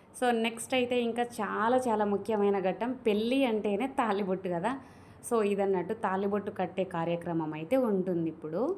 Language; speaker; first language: Telugu; non-native, local second language; Lambadi